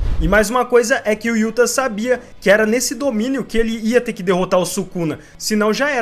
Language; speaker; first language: Portuguese; native; Portuguese